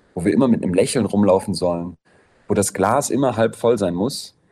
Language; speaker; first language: German; native; German